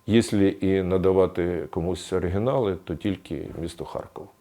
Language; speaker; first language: Ukrainian; non-native, local second language; Russian